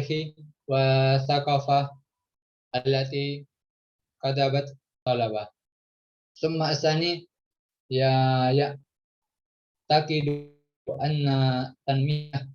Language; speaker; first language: Arabic; non-native, learner; Indonesian